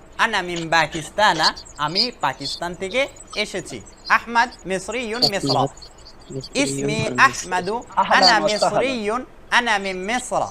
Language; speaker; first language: Arabic; non-native, fluent; Bangla